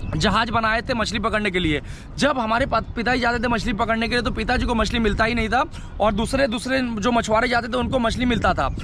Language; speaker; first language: Hindi; non-native, local second language; Bangla